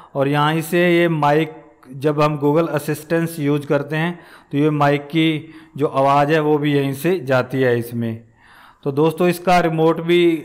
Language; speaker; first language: Hindi; non-native, local second language; Punjabi